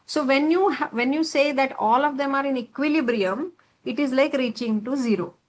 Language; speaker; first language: English; non-native, local second language; Marathi